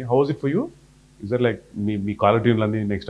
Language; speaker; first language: Telugu; native; Telugu